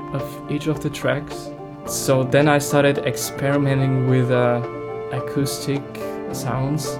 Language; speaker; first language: English; non-native, fluent; Ukrainian